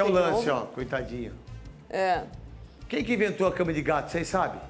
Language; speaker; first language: Portuguese; native; Portuguese